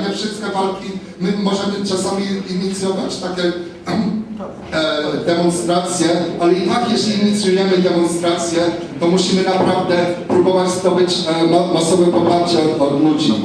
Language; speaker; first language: Polish; non-native, fluent; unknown